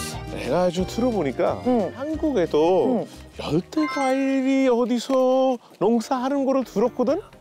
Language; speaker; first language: Korean; non-native, fluent; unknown